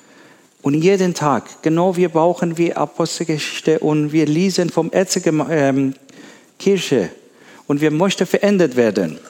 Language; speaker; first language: German; non-native, learner; Persian